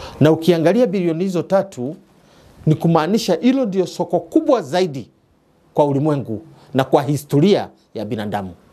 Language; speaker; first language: Swahili; non-native, local second language; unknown